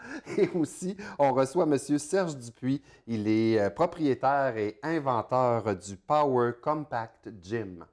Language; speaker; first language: French; native; French